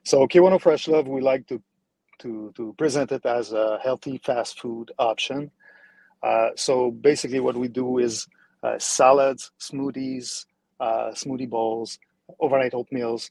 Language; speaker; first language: English; non-native, fluent; French